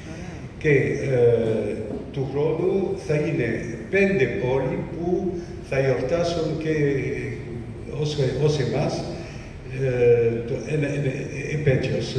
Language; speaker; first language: Greek; early bilingual, heritage; French